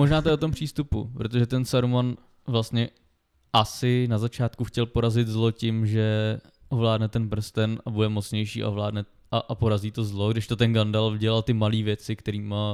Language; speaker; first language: Czech; native; Czech